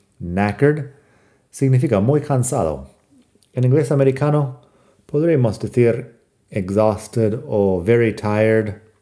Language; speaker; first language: Spanish; non-native, fluent; English